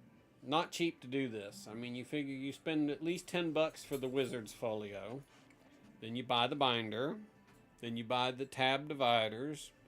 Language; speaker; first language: English; native; English